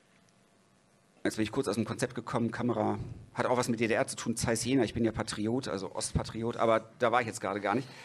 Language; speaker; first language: German; native; German